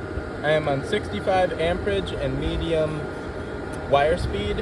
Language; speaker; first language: English; native; English